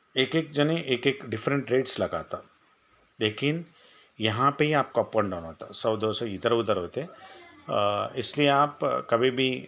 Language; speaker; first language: Hindi; non-native, local second language; Telugu